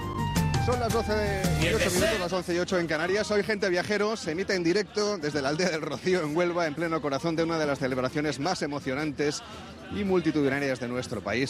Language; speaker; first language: Spanish; native; Spanish